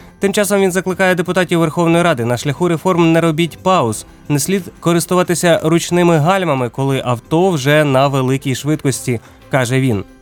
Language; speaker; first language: Ukrainian; native; Ukrainian